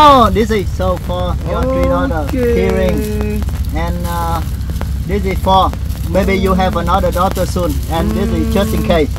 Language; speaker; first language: English; non-native, learner; Vietnamese